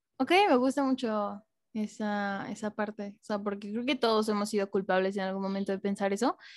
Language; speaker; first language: Spanish; native; Spanish